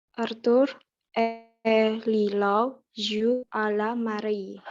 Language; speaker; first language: French; non-native, learner; Indonesian